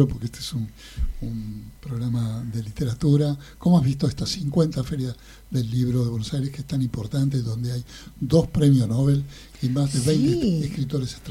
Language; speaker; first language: Spanish; native; Spanish